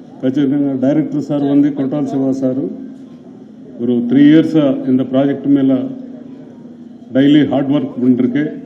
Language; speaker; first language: Tamil; non-native, learner; Telugu